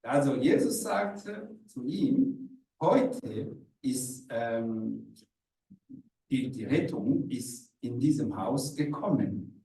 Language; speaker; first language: German; non-native, fluent; Rundi